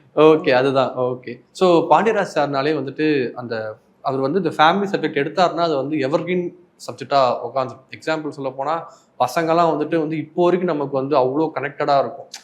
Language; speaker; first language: Tamil; native; Tamil